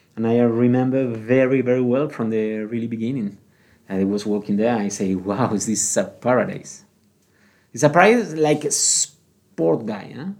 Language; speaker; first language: English; non-native, learner; Spanish